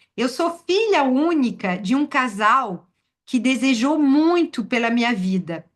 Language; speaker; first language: Portuguese; non-native, fluent; French